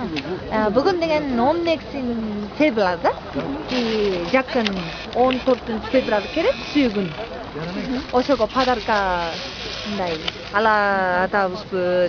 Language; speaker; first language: Kyrgyz; non-native, learner; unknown